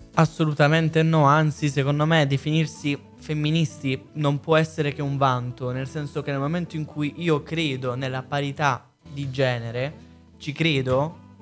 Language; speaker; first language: Italian; native; Italian